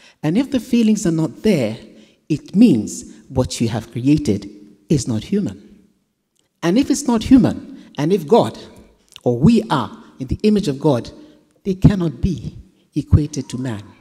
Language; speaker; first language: English; native; English